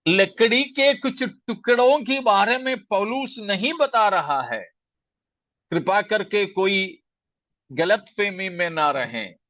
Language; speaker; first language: Hindi; non-native, local second language; Malayalam